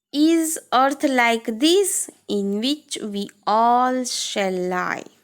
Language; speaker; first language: English; non-native, local second language; Gujarati